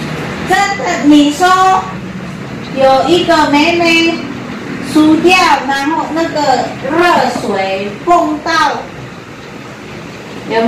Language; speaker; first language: Chinese; non-native, learner; Filipino